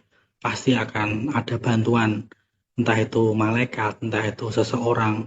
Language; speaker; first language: Indonesian; native; Indonesian